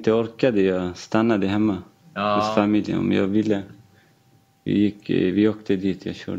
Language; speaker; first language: Swedish; non-native, fluent; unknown